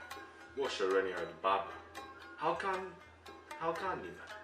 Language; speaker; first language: Chinese; non-native, learner; English